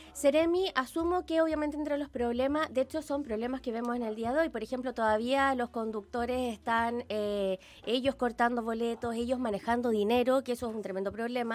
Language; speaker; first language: Spanish; native; Spanish